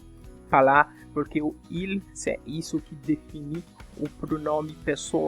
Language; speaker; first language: Portuguese; non-native, fluent; French